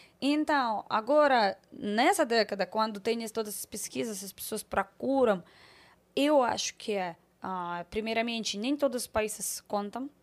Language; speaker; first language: Portuguese; non-native, fluent; Russian